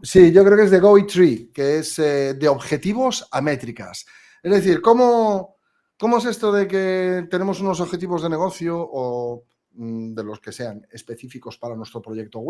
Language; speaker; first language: Spanish; native; Spanish